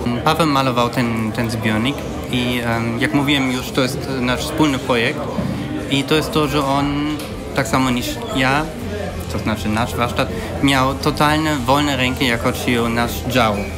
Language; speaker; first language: Polish; non-native, learner; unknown